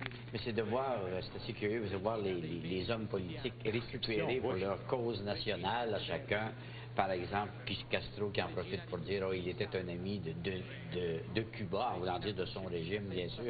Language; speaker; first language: French; native; French